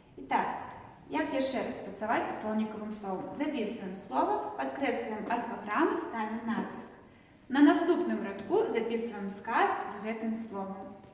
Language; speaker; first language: Belarusian; non-native, local second language; Russian